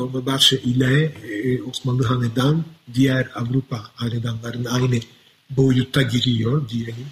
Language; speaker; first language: Turkish; non-native, fluent; Italian